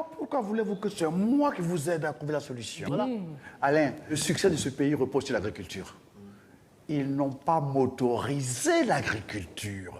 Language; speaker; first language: French; non-native, local second language; Dyula